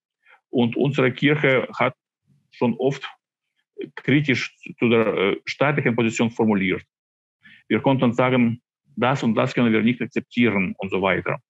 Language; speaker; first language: German; non-native, fluent; Ukrainian